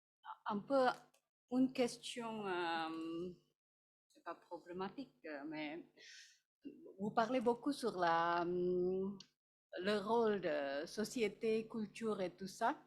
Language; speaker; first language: French; non-native, fluent; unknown